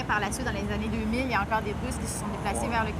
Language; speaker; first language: French; native; French